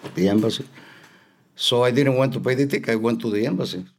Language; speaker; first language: English; non-native, fluent; Spanish